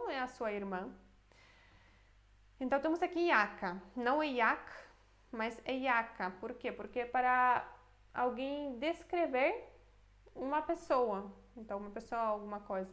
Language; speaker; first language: Portuguese; non-native, fluent; Polish